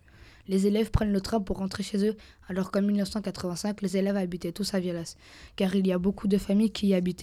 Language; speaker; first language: French; native; French